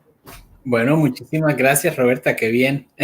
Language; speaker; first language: Spanish; native; Spanish